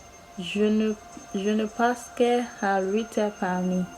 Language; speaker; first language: French; non-native, learner; English